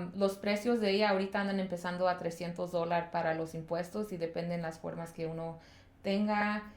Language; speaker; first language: Spanish; early bilingual, heritage; Spanish